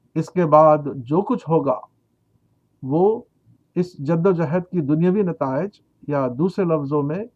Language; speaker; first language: Urdu; native; Urdu